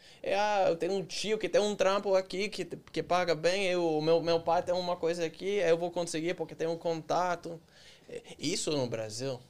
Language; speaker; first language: Portuguese; non-native, fluent; English